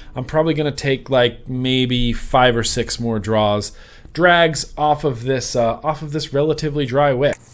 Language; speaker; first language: English; native; English